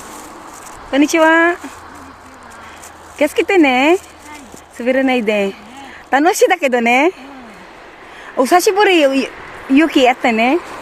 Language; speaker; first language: Japanese; non-native, learner; Filipino